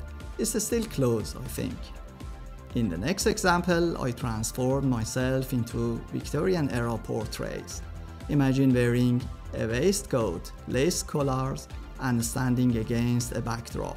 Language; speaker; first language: English; non-native, fluent; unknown